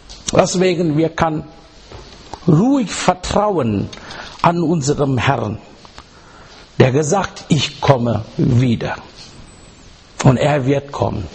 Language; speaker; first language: German; non-native, learner; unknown